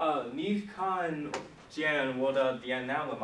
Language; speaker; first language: Chinese; non-native, learner; English